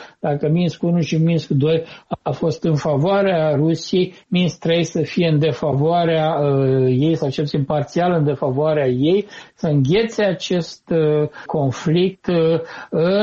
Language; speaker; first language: Romanian; native; Romanian